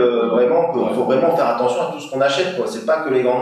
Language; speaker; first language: French; native; French